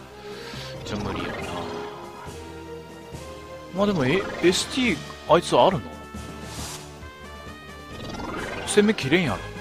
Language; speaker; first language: Japanese; native; Japanese